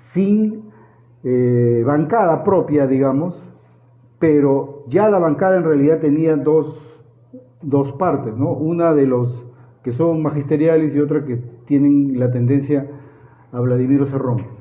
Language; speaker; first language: Spanish; native; Spanish